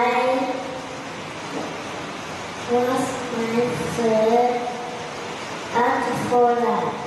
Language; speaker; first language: English; non-native, learner; Vietnamese